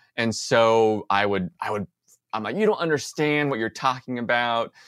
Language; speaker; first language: English; native; English